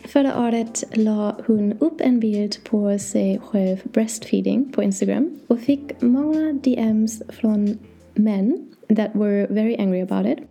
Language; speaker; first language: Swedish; non-native, learner; English